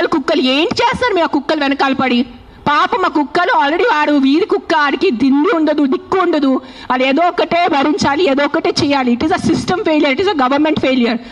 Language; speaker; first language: Telugu; non-native, fluent; Marathi